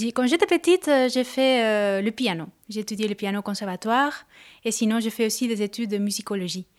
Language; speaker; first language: French; non-native, fluent; Spanish